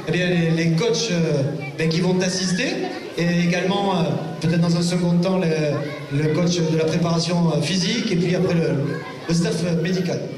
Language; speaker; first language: French; native; French